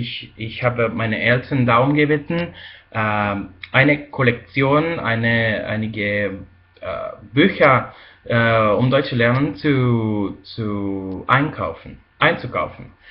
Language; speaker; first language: German; non-native, fluent; Spanish